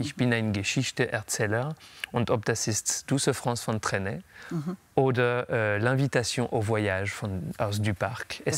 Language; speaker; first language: German; non-native, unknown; French